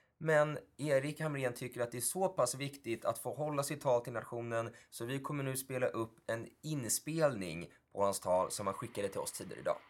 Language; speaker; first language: Swedish; native; Swedish